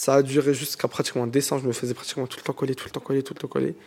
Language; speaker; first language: French; native; French